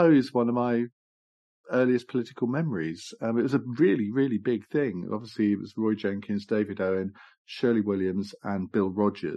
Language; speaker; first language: English; native; English